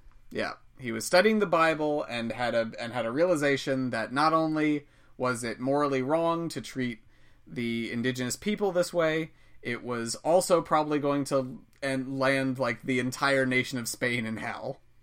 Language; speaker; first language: English; native; English